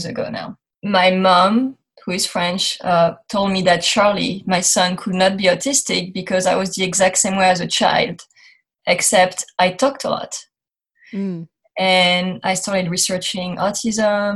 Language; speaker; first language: English; non-native, fluent; French